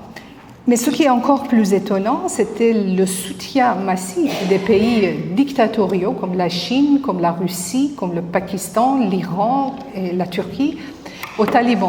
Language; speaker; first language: French; non-native, fluent; Persian